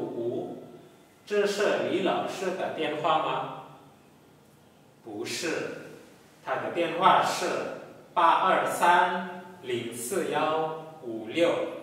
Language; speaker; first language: Chinese; non-native, fluent; Indonesian